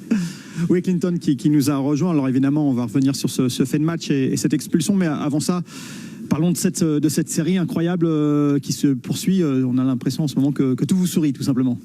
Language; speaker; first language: French; native; French